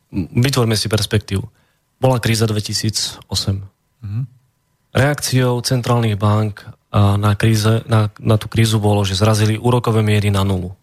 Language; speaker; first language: Slovak; native; Slovak